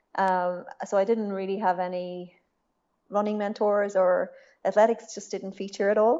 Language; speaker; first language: English; native; English